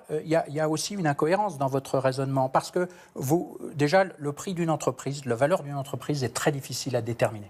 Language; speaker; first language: French; native; French